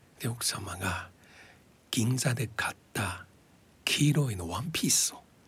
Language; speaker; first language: Japanese; non-native, fluent; Chinese